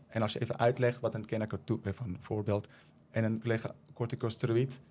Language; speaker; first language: Dutch; non-native, fluent; Persian